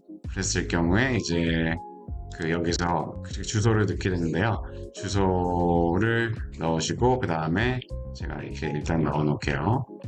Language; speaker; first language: Korean; native; Korean